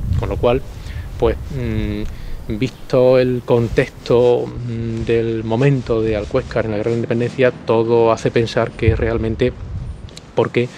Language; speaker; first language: Spanish; native; Spanish